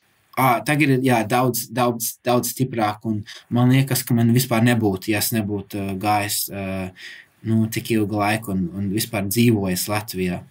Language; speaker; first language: Latvian; early bilingual, heritage; English